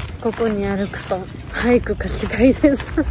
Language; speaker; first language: Japanese; non-native, fluent; Georgian